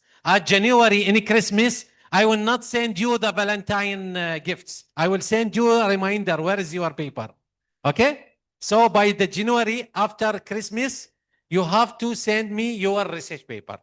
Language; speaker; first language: English; non-native, fluent; Arabic